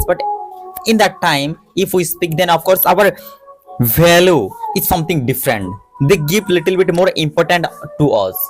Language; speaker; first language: English; non-native, local second language; Odia